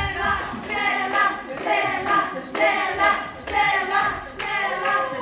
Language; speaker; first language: German; non-native, learner; Mongolian